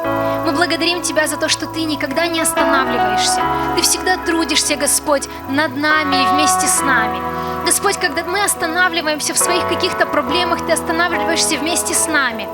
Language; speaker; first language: Russian; native; Russian